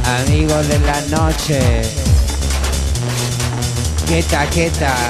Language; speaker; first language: Spanish; non-native, learner; Italian